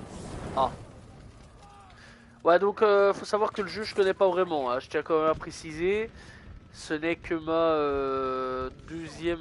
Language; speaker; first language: French; native; French